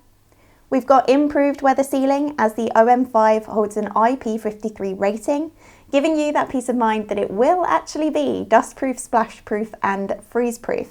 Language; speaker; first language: English; native; English